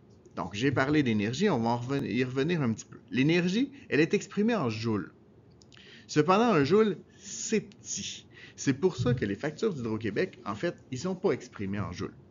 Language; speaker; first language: French; native; French